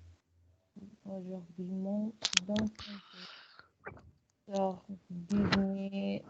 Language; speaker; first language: French; non-native, learner; Spanish